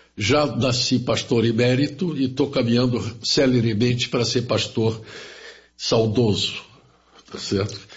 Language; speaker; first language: Portuguese; early bilingual, other home language; German